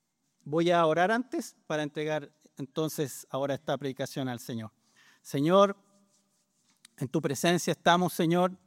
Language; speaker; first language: Spanish; native; Spanish